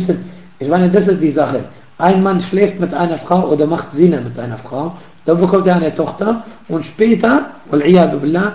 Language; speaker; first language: German; non-native, fluent; Arabic